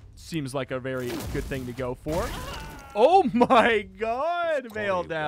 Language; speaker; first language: English; native; English